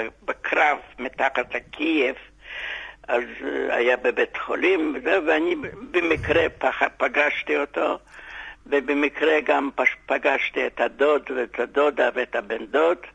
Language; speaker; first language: Hebrew; non-native, fluent; Yiddish